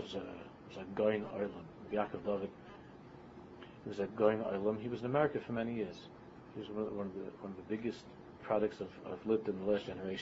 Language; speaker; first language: English; native; English